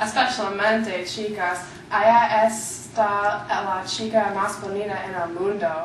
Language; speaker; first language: Spanish; non-native, learner; English